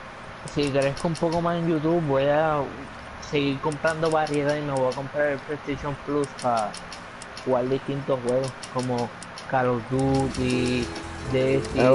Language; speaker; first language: Spanish; native; Spanish